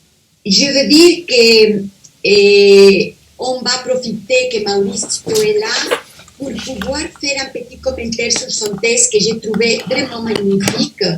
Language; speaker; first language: French; non-native, fluent; Spanish